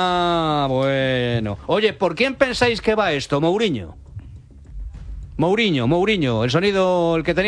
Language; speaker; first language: Spanish; native; Spanish